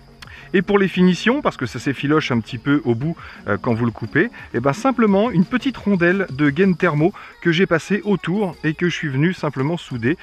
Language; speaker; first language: French; native; French